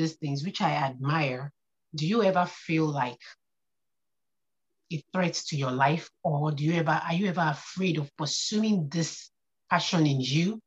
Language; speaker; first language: English; non-native, local second language; Yoruba